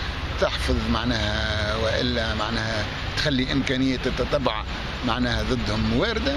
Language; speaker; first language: Arabic; native; Arabic